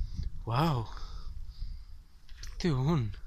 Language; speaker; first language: Welsh; non-native, learner; English